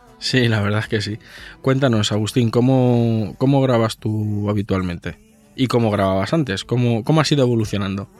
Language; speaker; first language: Spanish; native; Spanish